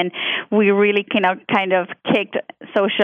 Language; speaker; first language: English; non-native, fluent; Spanish